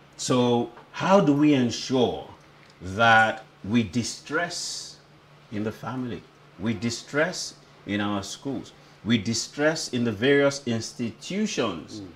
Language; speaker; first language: English; non-native, local second language; Yoruba